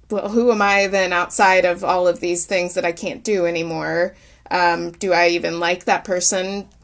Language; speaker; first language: English; native; English